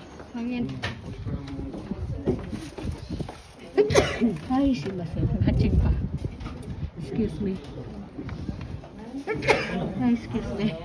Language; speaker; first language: Japanese; non-native, learner; Filipino